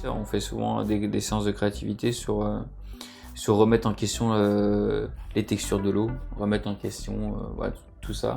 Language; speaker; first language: French; native; French